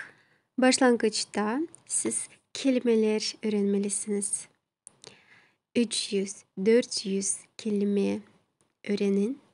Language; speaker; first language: Turkish; non-native, learner; Kazakh